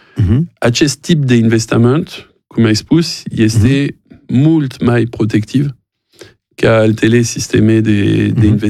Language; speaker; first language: Romanian; non-native, fluent; French